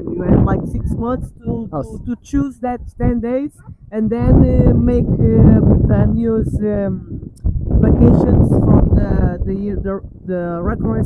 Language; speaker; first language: English; non-native, learner; Portuguese